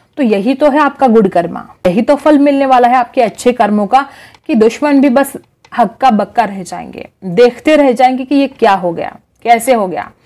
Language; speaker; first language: Hindi; non-native, local second language; Marathi